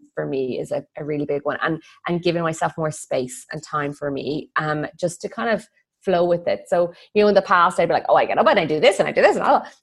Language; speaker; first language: English; native; English